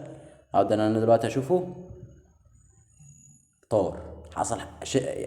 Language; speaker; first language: Arabic; native; Arabic